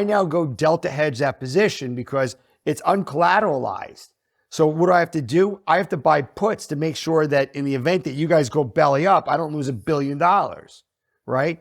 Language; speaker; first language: English; native; English